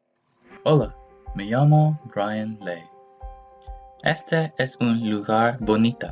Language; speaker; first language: Spanish; non-native, learner; English